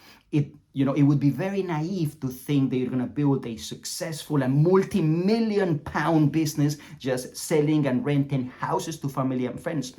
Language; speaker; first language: English; non-native, fluent; Spanish